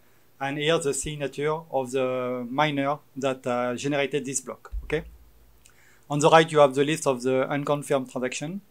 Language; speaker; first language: English; non-native, fluent; French